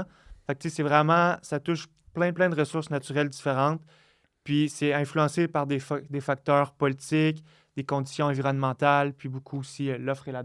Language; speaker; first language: French; native; French